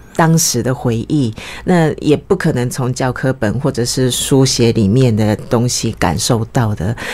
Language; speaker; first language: Chinese; early bilingual, other home language; Japanese